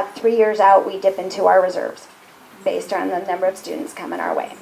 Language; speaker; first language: English; native; English